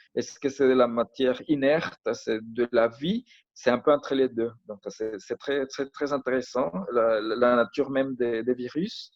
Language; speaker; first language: French; non-native, fluent; Spanish